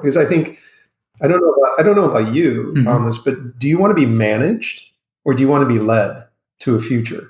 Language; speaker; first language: English; native; English